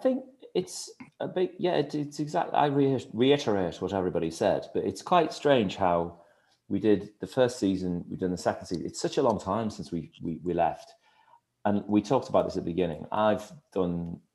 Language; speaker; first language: English; native; English